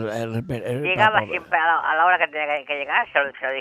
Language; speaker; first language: Spanish; native; Spanish